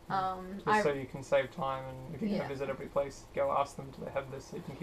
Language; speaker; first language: English; native; English